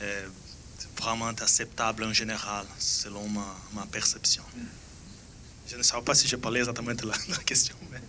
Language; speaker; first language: French; non-native, fluent; Portuguese